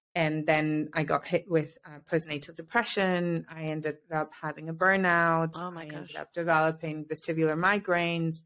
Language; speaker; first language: English; non-native, fluent; Spanish